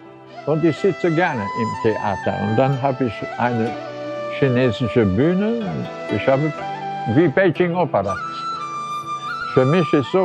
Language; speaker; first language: German; non-native, learner; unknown